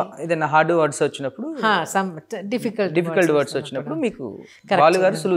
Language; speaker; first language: Telugu; native; Telugu